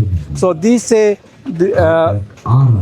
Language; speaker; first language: German; non-native, learner; Sinhala